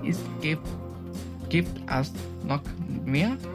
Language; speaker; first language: German; non-native, learner; Bangla